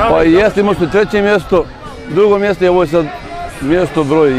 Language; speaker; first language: Bosnian; native; Bosnian